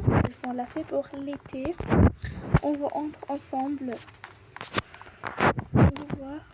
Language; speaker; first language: French; non-native, learner; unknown